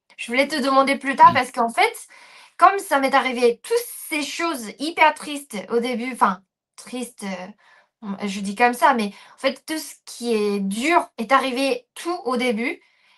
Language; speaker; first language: French; non-native, fluent; Japanese